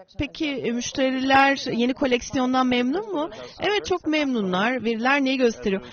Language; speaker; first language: Turkish; native; Turkish